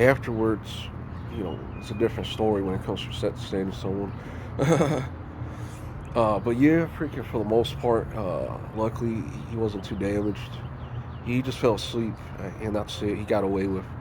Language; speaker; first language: English; native; English